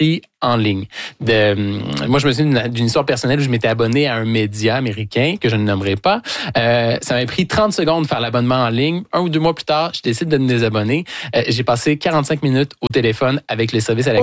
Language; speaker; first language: French; native; French